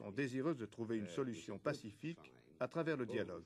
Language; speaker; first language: French; non-native, fluent; Turkish